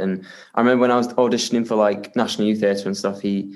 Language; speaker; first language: English; native; English